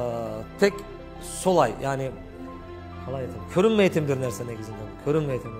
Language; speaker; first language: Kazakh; non-native, learner; Turkish